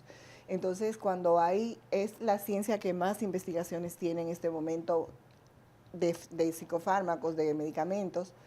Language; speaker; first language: Spanish; native; Spanish